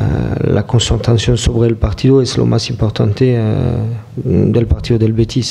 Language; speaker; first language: Spanish; non-native, fluent; French